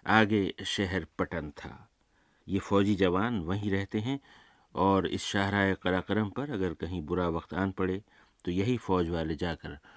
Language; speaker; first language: Urdu; native; Urdu